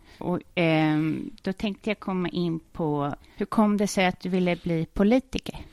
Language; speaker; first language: Swedish; native; Swedish